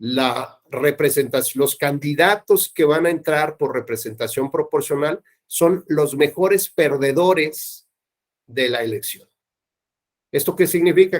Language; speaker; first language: Spanish; native; Spanish